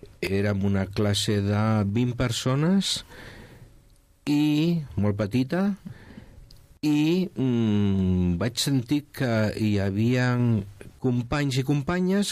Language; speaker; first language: Catalan; non-native, local second language; Spanish